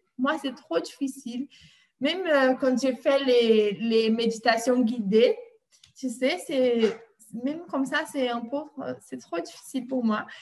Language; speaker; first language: French; non-native, fluent; Portuguese